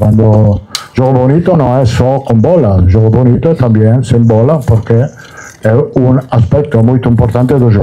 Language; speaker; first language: Spanish; non-native, fluent; Italian